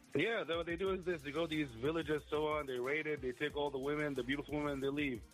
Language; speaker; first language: English; non-native, fluent; Arabic